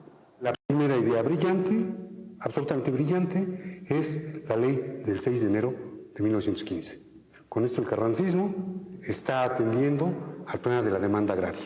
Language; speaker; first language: Spanish; native; Spanish